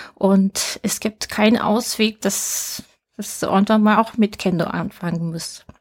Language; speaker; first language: German; non-native, fluent; Japanese